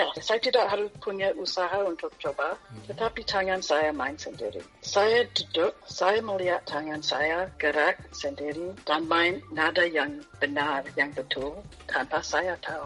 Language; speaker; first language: Indonesian; non-native, fluent; English